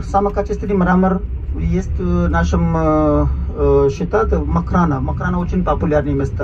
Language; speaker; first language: Russian; non-native, local second language; Hindi